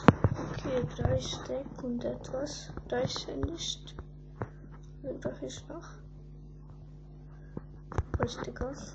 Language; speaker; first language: German; early bilingual, other home language; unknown